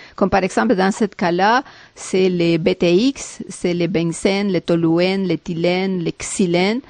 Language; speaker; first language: French; non-native, fluent; Spanish